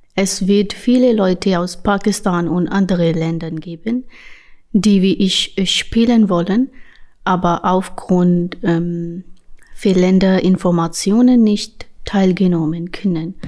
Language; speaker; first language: German; non-native, fluent; Urdu